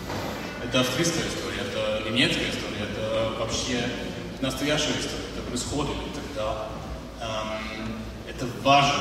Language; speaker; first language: Russian; non-native, learner; German